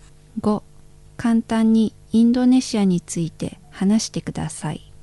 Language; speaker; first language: Japanese; non-native, learner; Indonesian